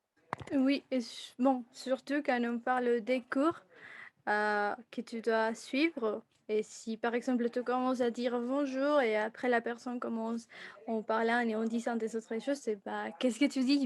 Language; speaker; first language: French; non-native, fluent; Spanish